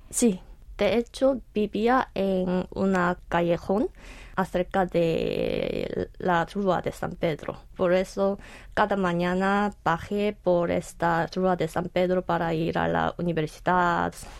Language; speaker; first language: Spanish; non-native, fluent; Korean